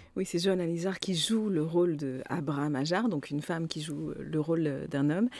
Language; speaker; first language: French; native; French